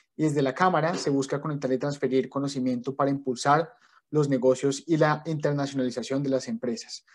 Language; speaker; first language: Spanish; native; Spanish